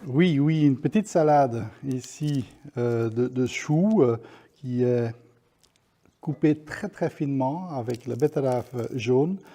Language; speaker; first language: French; non-native, fluent; Dutch